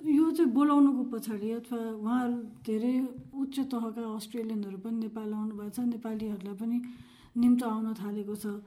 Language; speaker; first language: Nepali; native; Nepali